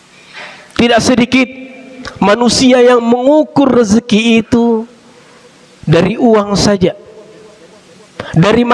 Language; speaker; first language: Indonesian; native; Indonesian